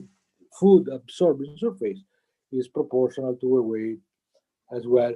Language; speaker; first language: English; non-native, fluent; Italian